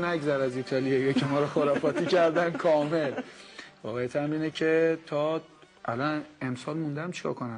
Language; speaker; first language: Persian; native; Persian